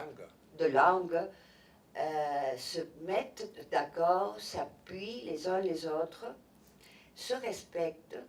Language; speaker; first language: French; non-native, fluent; Catalan